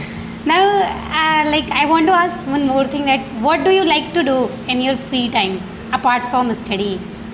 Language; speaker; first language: English; non-native, learner; Hindi